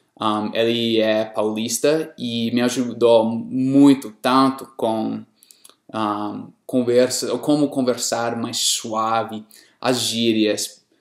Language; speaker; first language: Portuguese; non-native, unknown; English